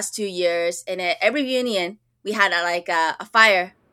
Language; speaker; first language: English; early bilingual, other home language; Japanese